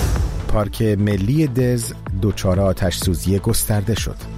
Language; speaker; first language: Persian; native; Persian